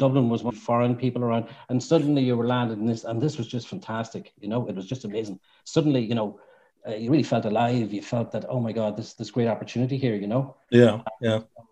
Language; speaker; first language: English; native; English